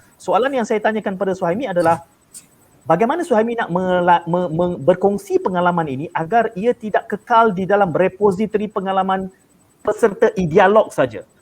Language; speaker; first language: Malay; native; Malay